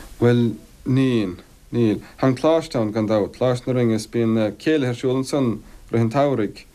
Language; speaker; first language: Irish; native; Irish